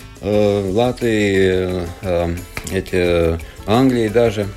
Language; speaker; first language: Russian; non-native, local second language; Latvian